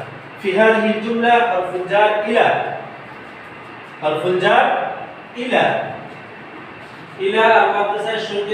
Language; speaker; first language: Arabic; non-native, fluent; Bangla